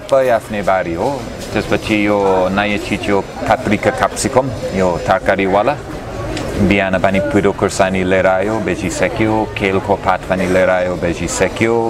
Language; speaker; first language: Nepali; non-native, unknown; English